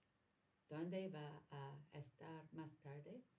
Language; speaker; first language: Spanish; non-native, learner; English